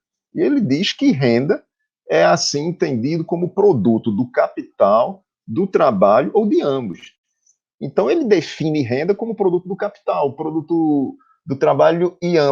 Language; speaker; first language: Portuguese; native; Portuguese